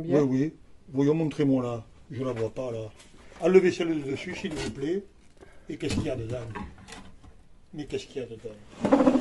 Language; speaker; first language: French; native; French